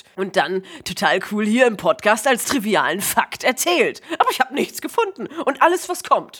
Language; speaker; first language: German; native; German